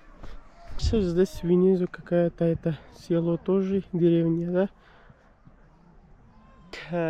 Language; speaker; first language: Russian; non-native, learner; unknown